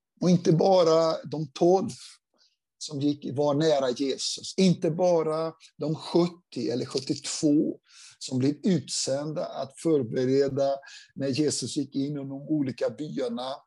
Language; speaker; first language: Swedish; non-native, fluent; Portuguese